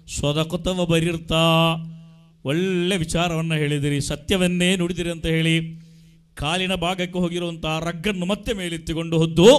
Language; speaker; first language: Kannada; native; Kannada